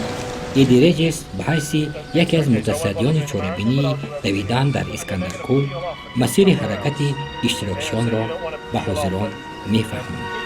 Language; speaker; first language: Persian; native; Persian